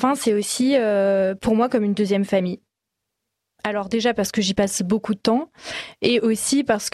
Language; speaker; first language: French; native; French